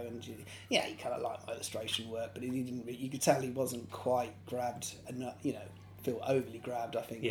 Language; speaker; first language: English; native; English